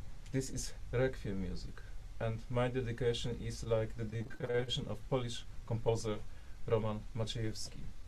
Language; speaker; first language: English; non-native, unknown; Polish